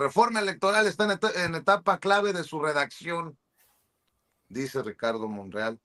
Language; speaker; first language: Spanish; native; Spanish